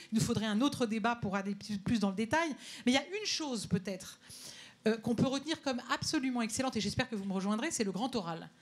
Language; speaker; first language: French; native; French